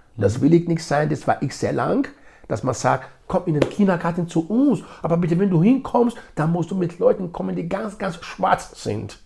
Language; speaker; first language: German; non-native, fluent; Bini